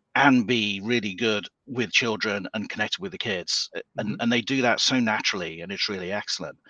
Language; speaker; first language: English; native; English